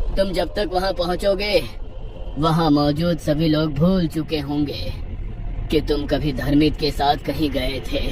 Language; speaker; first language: Hindi; native; Hindi